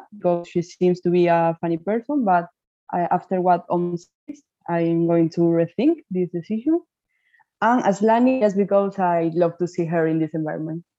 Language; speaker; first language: English; non-native, fluent; Spanish